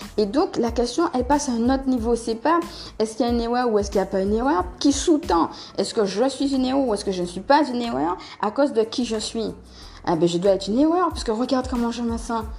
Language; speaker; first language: French; native; French